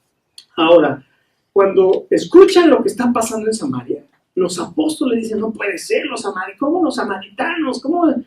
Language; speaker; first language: Spanish; native; Spanish